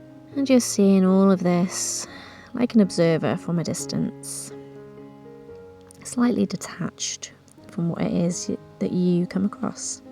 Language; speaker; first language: English; native; English